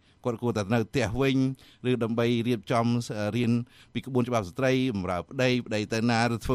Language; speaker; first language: Khmer; native; Khmer